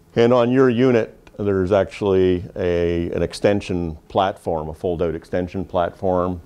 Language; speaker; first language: English; native; English